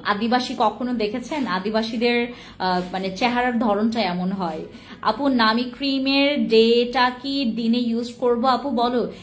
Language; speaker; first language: Bangla; non-native, local second language; Khasi